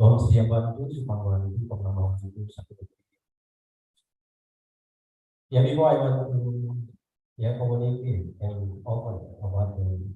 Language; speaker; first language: English; non-native, learner; Indonesian